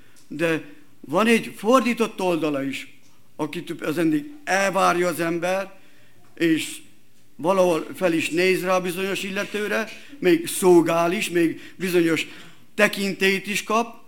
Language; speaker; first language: Hungarian; native; Hungarian